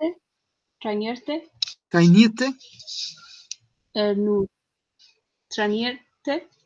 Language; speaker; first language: German; non-native, learner; Spanish